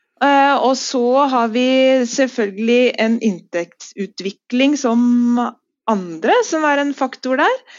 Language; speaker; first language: Norwegian; native; Norwegian